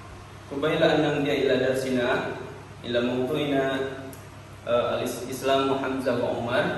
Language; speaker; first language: Arabic; non-native, learner; Indonesian